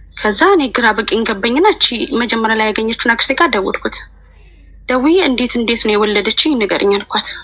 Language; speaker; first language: Amharic; native; Amharic